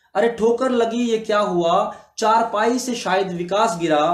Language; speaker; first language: Hindi; native; Hindi